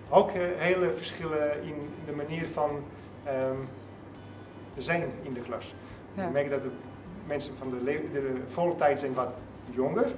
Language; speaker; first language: Dutch; non-native, fluent; French